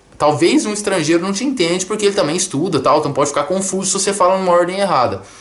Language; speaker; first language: Portuguese; native; Portuguese